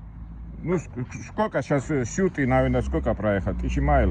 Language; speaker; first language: Russian; non-native, fluent; Georgian